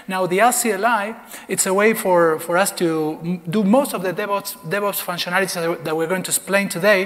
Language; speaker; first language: English; non-native, fluent; Spanish